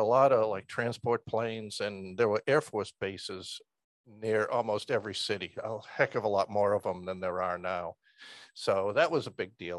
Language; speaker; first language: English; native; English